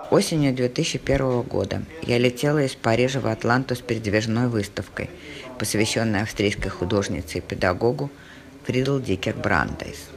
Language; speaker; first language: Russian; native; Russian